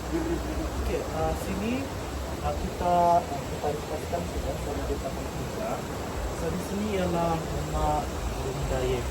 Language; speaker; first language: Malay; non-native, local second language; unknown